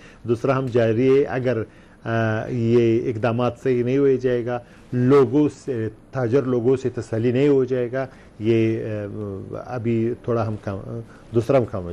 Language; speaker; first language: Hindi; non-native, learner; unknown